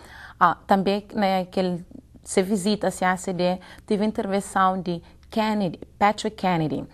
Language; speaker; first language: Portuguese; non-native, local second language; Kabuverdianu